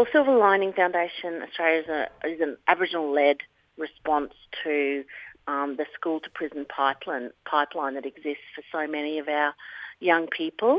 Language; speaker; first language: English; native; English